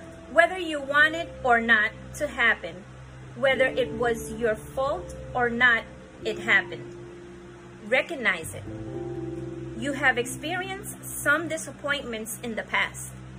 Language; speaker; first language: English; early bilingual, other home language; Spanish